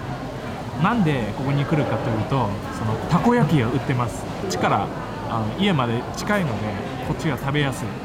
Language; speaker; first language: Japanese; non-native, fluent; Vietnamese